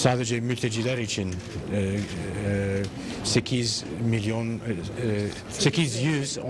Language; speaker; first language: Turkish; non-native, fluent; English